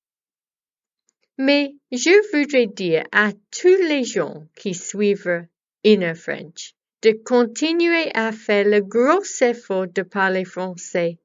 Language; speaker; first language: French; non-native, learner; English